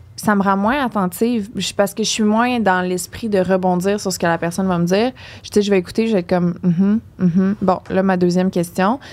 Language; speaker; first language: French; native; French